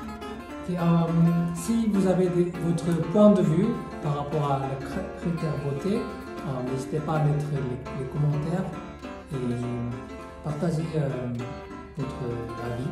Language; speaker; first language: French; non-native, fluent; Korean